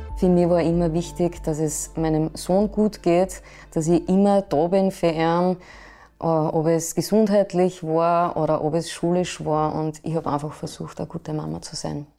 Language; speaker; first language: German; native; German